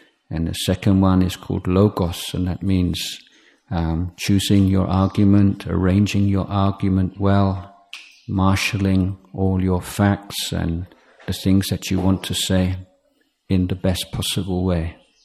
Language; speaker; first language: English; native; English